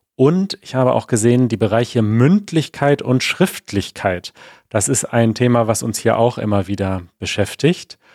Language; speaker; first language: German; native; German